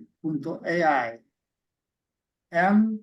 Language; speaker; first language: English; non-native, learner; Spanish